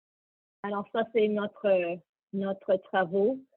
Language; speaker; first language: French; non-native, learner; English